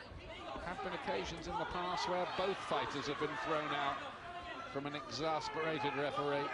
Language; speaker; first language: English; native; English